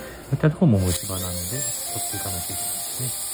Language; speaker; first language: Japanese; native; Japanese